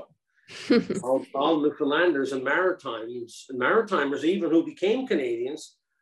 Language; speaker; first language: English; native; English